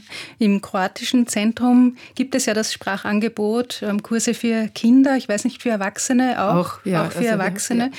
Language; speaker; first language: German; native; German